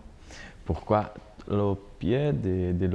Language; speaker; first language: French; non-native, learner; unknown